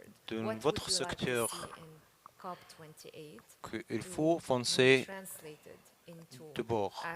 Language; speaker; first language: French; non-native, learner; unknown